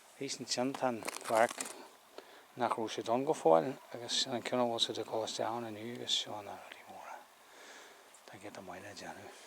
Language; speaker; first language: Irish; native; Irish